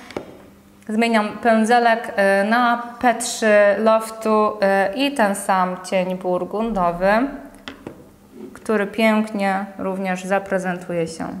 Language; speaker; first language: Polish; native; Polish